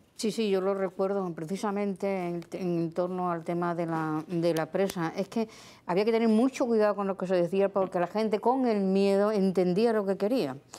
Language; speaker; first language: Spanish; native; Spanish